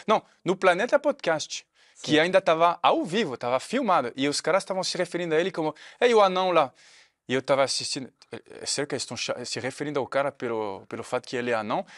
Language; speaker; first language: Portuguese; non-native, fluent; French